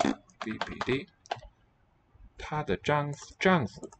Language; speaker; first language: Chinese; non-native, learner; English